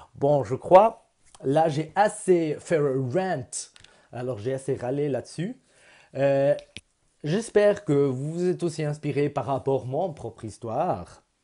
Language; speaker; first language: French; non-native, local second language; German